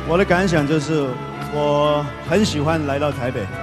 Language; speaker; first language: Chinese; non-native, local second language; Cantonese